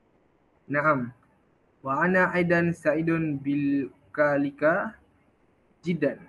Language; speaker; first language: Arabic; non-native, learner; Malay